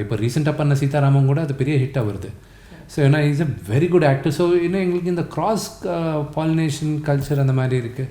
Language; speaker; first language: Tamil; non-native, local second language; Telugu